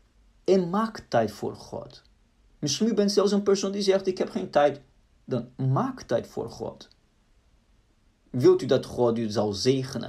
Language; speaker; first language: Dutch; non-native, fluent; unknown